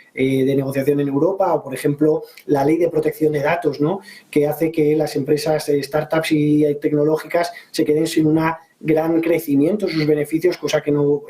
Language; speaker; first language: Spanish; native; Spanish